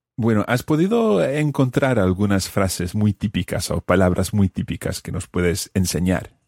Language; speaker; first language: Spanish; non-native, fluent; English